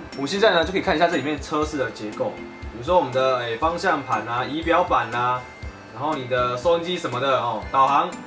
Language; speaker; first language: Chinese; native; Chinese